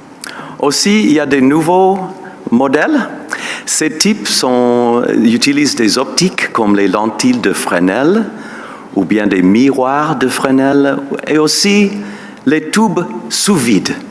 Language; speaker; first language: French; non-native, fluent; English